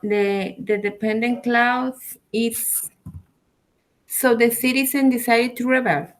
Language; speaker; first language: English; non-native, learner; Spanish